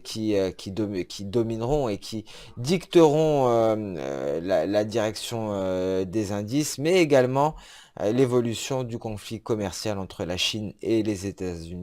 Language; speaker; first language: French; native; French